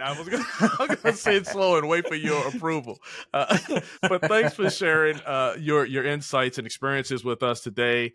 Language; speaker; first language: English; native; English